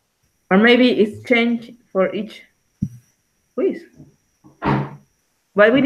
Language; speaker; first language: English; non-native, learner; Spanish